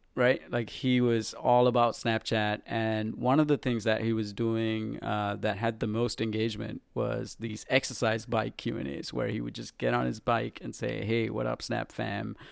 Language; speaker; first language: English; non-native, local second language; Sinhala